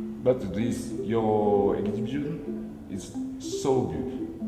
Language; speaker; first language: English; non-native, learner; Japanese